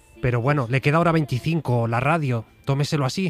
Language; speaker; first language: Spanish; native; Spanish